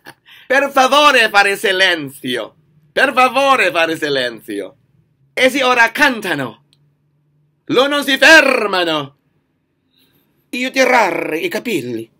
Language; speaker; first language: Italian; non-native, learner; Filipino